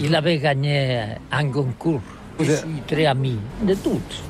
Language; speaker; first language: French; non-native, learner; Catalan